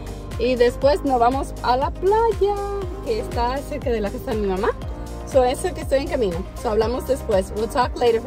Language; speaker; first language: Spanish; early bilingual, heritage; English